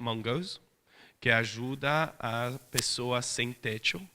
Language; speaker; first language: Portuguese; non-native, fluent; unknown